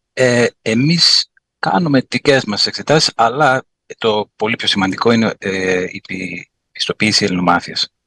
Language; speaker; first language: Greek; early bilingual, heritage; Greek